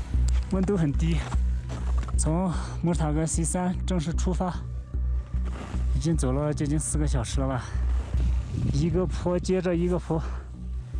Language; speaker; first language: Chinese; native; Chinese